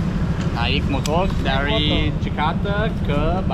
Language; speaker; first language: Indonesian; non-native, learner; English